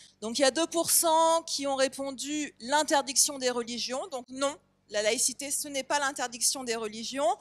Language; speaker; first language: French; native; French